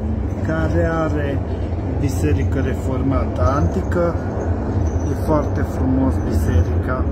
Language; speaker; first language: Romanian; non-native, local second language; Hungarian